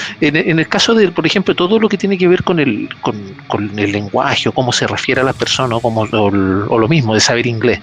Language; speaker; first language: Spanish; native; Spanish